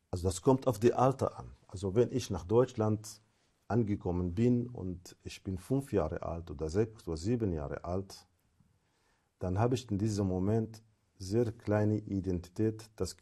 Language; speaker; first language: German; non-native, fluent; Arabic